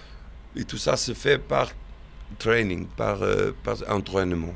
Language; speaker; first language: French; non-native, fluent; Portuguese